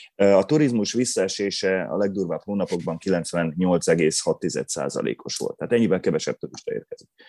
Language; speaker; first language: Hungarian; non-native, local second language; Croatian